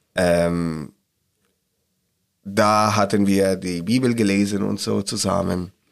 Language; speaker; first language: German; non-native, learner; Arabic